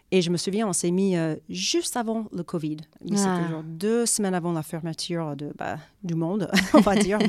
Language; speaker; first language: French; non-native, fluent; English